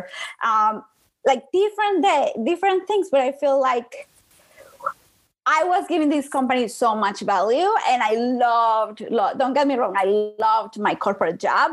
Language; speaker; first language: English; non-native, fluent; Spanish